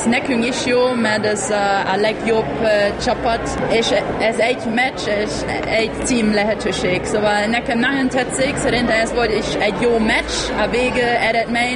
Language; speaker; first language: Hungarian; non-native, learner; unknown